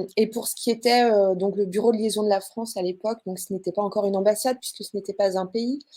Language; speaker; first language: French; native; French